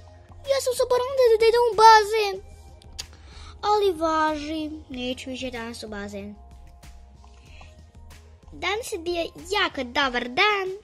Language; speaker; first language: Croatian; early bilingual, other home language; Russian